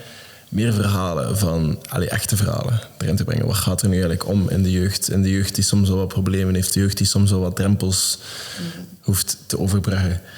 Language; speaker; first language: Dutch; native; Dutch